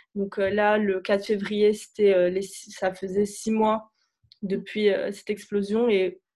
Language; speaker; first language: French; native; French